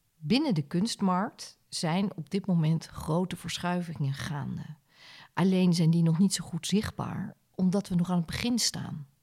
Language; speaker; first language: Dutch; native; Dutch